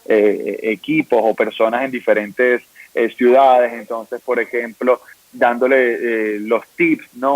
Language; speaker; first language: Spanish; native; Spanish